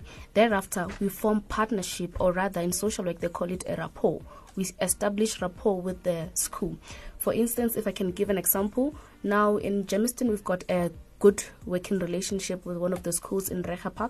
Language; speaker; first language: English; non-native, local second language; Northern Sotho